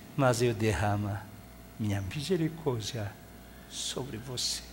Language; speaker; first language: Portuguese; non-native, fluent; Korean